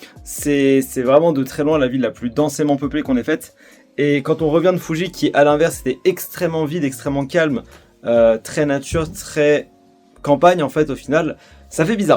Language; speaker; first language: French; native; French